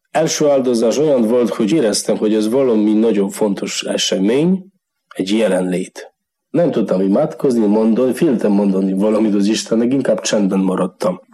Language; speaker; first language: Hungarian; non-native, learner; Polish